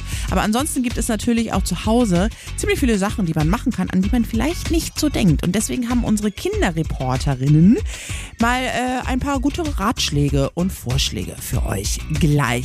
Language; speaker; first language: German; native; German